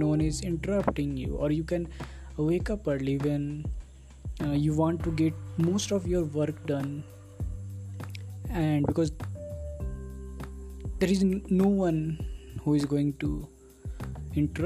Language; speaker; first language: English; non-native, local second language; Hindi